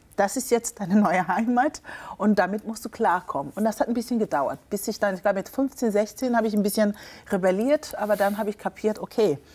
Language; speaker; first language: German; early bilingual, other home language; Akan